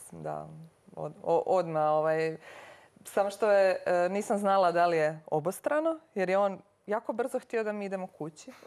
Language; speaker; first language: Croatian; native; Croatian